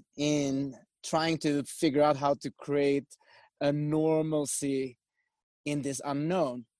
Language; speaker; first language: English; non-native, fluent; Swedish